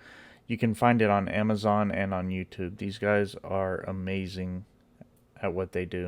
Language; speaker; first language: English; native; English